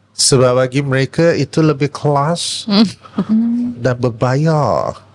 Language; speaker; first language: Malay; non-native, local second language; Chinese